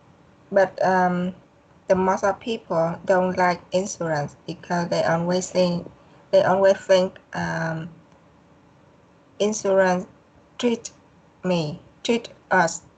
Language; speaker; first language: English; non-native, learner; Vietnamese